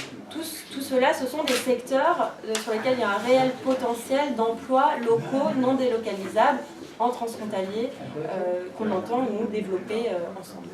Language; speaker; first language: French; native; French